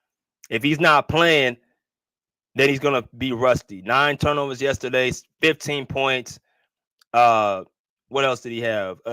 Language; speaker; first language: English; native; English